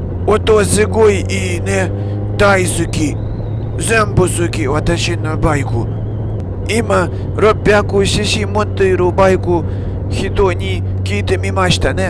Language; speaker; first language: Japanese; non-native, learner; Russian